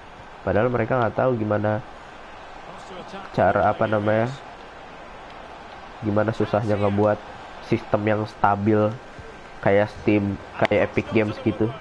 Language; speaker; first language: Indonesian; native; Indonesian